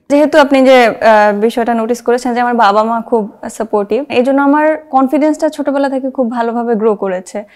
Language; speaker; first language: Bangla; native; Bangla